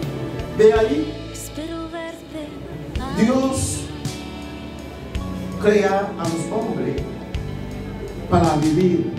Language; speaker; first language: Spanish; non-native, learner; Haitian Creole